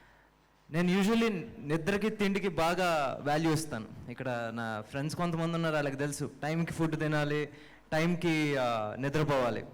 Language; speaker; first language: Telugu; native; Telugu